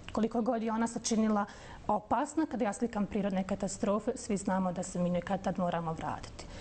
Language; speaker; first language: Bosnian; native; Bosnian